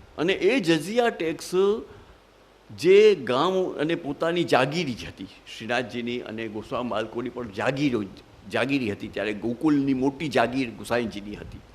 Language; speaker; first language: Gujarati; non-native, local second language; Hindi